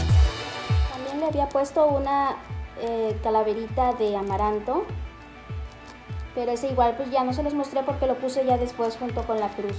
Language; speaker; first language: Spanish; native; Spanish